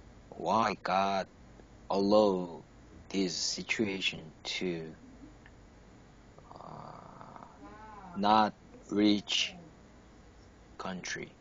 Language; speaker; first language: English; non-native, learner; Korean